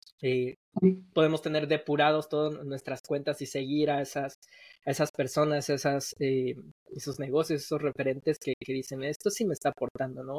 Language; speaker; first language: Spanish; native; Spanish